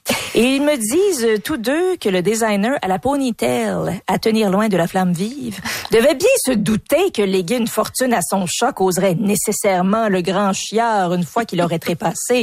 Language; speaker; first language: French; native; French